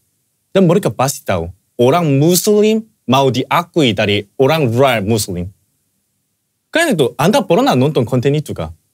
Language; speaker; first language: Indonesian; non-native, fluent; Korean